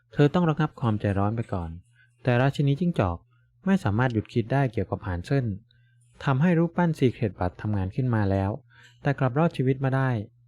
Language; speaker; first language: Thai; native; Thai